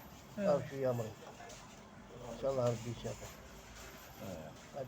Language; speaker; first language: Arabic; native; Arabic